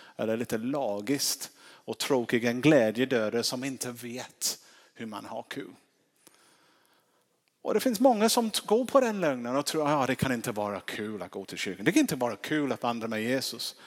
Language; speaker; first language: Swedish; non-native, fluent; English